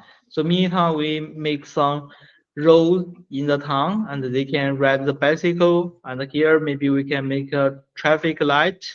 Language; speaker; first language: English; non-native, learner; Chinese